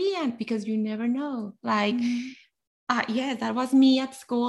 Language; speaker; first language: English; non-native, fluent; Spanish